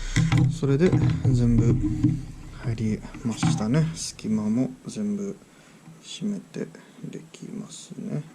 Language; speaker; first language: Japanese; early bilingual, heritage; English